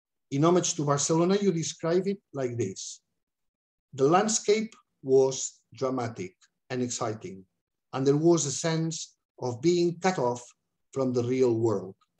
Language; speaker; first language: English; non-native, fluent; Catalan